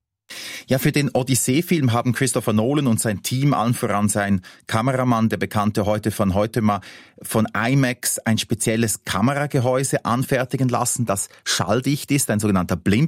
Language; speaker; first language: German; native; German